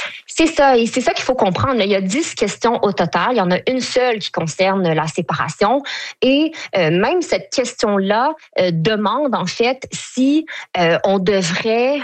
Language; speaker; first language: French; native; French